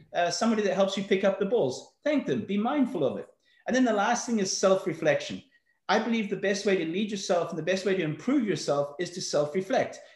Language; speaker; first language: English; native; English